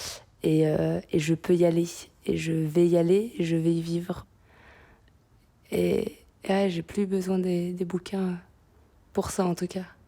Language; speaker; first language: French; native; French